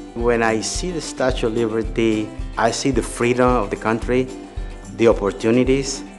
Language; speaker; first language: English; non-native, fluent; Spanish